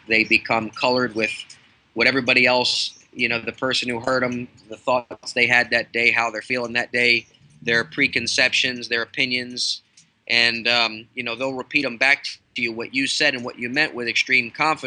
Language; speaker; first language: English; native; English